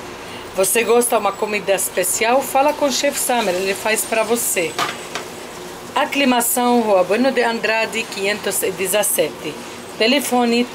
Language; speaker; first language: Portuguese; non-native, fluent; Arabic